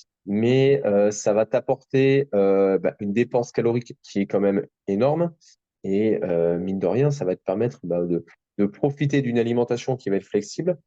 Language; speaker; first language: French; native; French